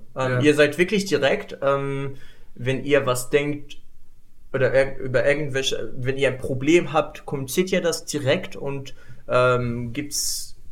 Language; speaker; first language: German; non-native, fluent; Arabic